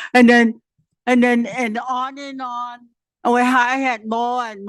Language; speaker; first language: English; non-native, learner; Chinese